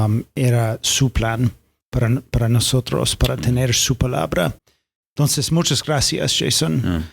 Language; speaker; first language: Spanish; non-native, fluent; English